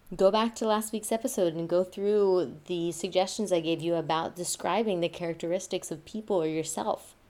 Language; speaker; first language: English; native; English